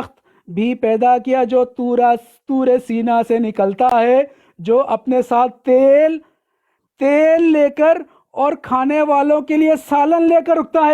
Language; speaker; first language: Urdu; native; Urdu